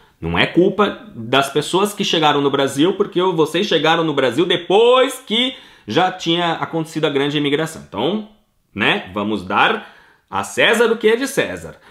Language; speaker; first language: Portuguese; native; Portuguese